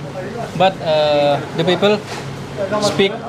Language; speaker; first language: English; non-native, learner; Indonesian